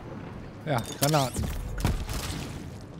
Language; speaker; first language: German; native; German